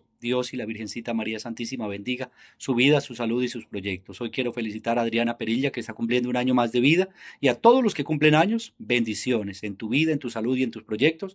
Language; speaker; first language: Spanish; native; Spanish